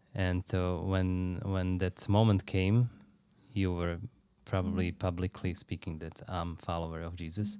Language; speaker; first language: English; non-native, fluent; Slovak